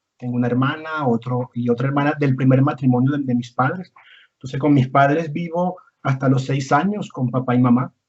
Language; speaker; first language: Spanish; native; Spanish